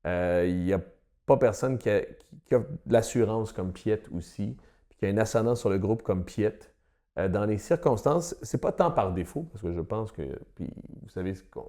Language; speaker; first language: French; native; French